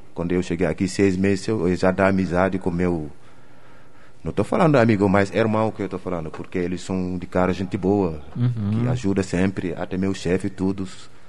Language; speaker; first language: Portuguese; non-native, learner; Wolof